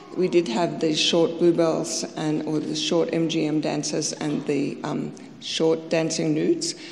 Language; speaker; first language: English; native; English